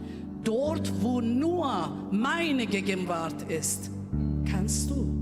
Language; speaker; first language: German; non-native, learner; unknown